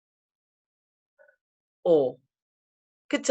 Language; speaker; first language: Korean; native; Korean